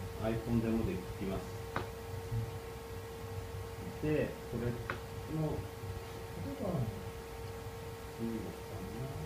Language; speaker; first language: Japanese; non-native, fluent; Korean